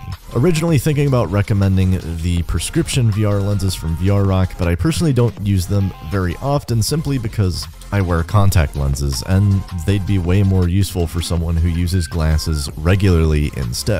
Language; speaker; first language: English; native; English